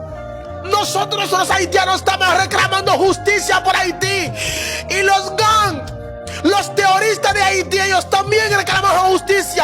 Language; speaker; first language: Spanish; non-native, fluent; Haitian Creole